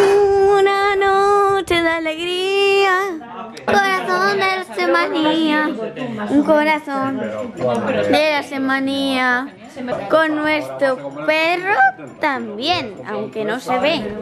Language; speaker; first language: Spanish; native; Spanish